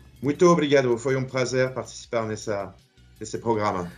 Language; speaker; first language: Portuguese; non-native, fluent; French